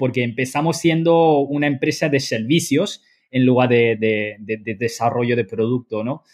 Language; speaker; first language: Spanish; non-native, fluent; Chinese